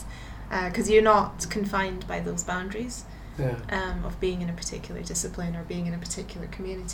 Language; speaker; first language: English; native; English